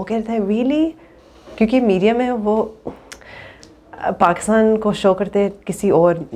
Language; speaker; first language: Hindi; early bilingual, heritage; English